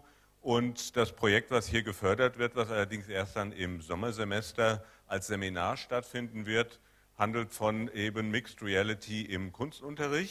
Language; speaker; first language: German; native; German